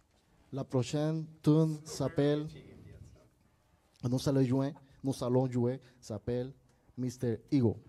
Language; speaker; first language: French; non-native, learner; Spanish